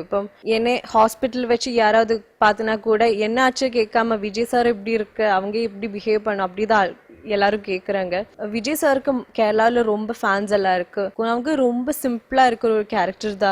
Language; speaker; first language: Tamil; non-native, learner; Malayalam